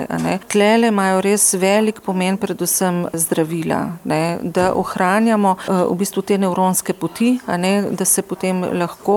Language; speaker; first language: Slovenian; native; Slovenian